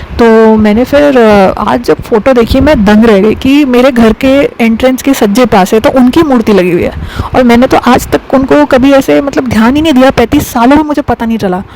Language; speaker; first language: Hindi; native; Hindi